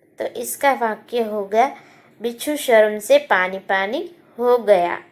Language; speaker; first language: Hindi; non-native, local second language; Gujarati